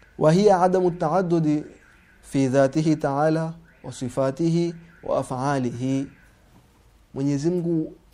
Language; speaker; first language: Swahili; native; Swahili